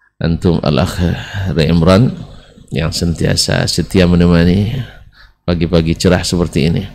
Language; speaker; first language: Indonesian; non-native, local second language; Minangkabau